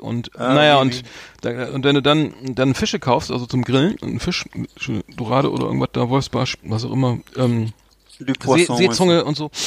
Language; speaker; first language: German; native; German